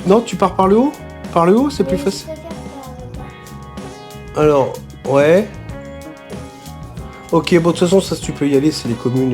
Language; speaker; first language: French; native; French